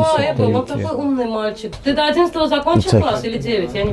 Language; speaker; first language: Russian; non-native, local second language; Azerbaijani